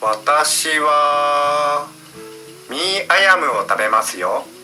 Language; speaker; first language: Japanese; non-native, learner; Indonesian